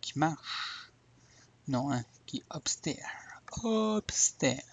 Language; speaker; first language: French; native; French